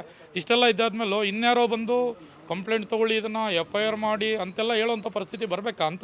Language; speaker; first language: Kannada; native; Kannada